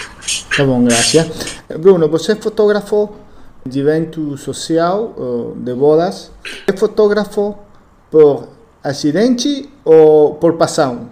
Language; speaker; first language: Portuguese; non-native, learner; Spanish